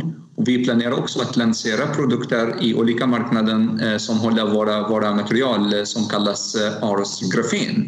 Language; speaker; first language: Swedish; non-native, fluent; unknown